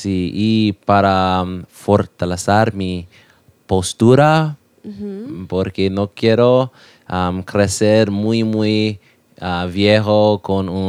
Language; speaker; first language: Spanish; non-native, learner; English